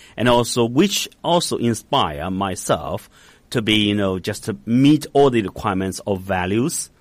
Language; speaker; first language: English; non-native, fluent; Chinese